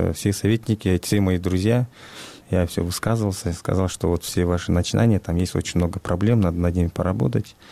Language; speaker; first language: Russian; non-native, local second language; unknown